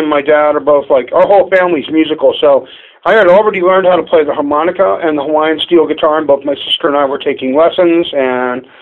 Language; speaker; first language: English; native; English